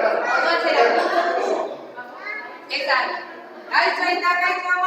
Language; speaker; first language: Basque; non-native, local second language; Spanish